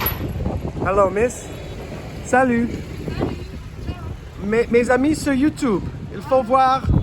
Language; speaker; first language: French; non-native, learner; English